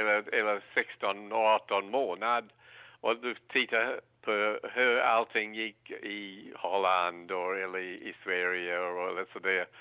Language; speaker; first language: Swedish; non-native, learner; English